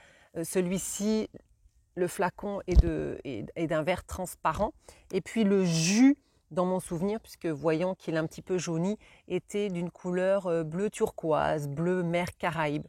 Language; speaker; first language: French; native; French